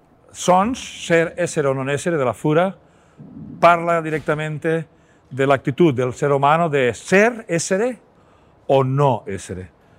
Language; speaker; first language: Italian; non-native, learner; Catalan